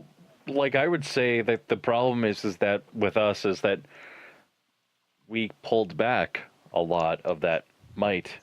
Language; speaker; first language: English; native; English